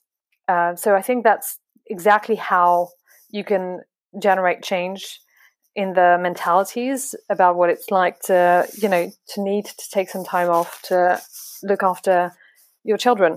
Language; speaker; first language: English; non-native, fluent; French